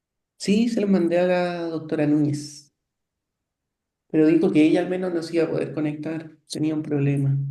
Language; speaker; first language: Spanish; native; Spanish